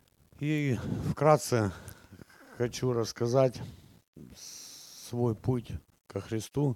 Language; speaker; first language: Czech; non-native, learner; Russian